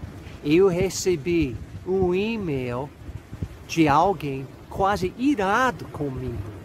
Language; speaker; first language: Portuguese; non-native, fluent; English